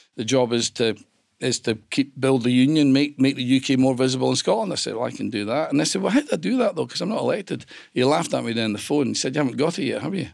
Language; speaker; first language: English; native; English